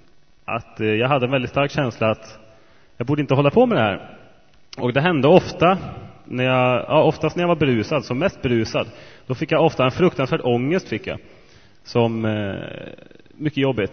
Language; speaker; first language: Swedish; native; Swedish